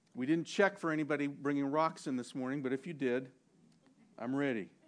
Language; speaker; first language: English; native; English